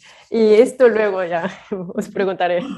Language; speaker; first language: Spanish; non-native, fluent; Korean